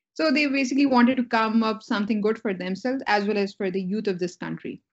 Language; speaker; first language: English; non-native, local second language; Urdu